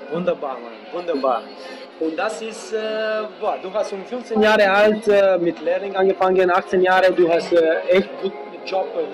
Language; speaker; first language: German; non-native, learner; English